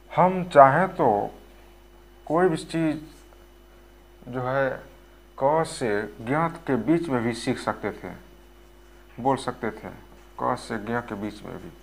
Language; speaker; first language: Hindi; non-native, local second language; Bhojpuri